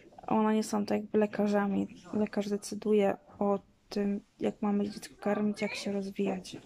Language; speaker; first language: Polish; native; Polish